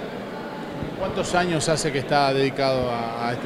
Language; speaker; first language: Spanish; native; Spanish